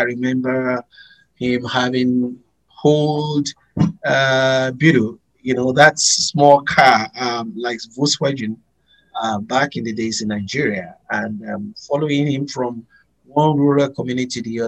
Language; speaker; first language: English; non-native, local second language; Yoruba